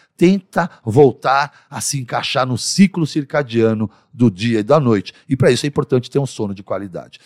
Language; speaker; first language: Portuguese; early bilingual, other home language; Arabic